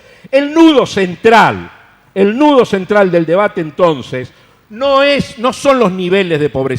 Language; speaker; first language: Spanish; native; Spanish